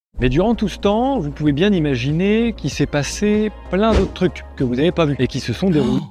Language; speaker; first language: French; native; French